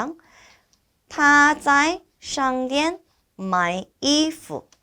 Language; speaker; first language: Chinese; non-native, fluent; Korean